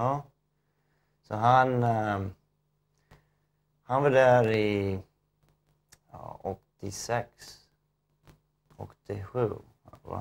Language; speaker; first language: Swedish; non-native, fluent; English